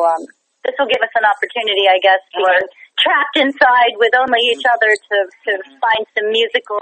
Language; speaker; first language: English; native; English